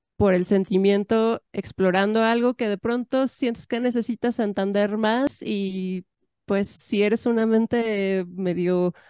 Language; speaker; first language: Spanish; native; Spanish